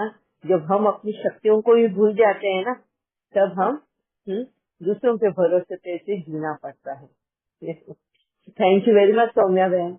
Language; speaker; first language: Hindi; native; Hindi